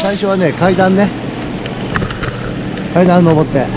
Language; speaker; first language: Japanese; native; Japanese